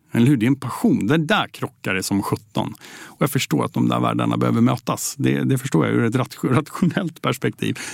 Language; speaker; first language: Swedish; native; Swedish